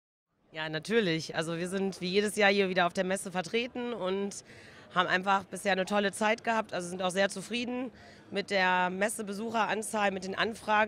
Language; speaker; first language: German; native; German